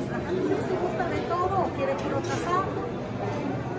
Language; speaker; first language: Spanish; native; Spanish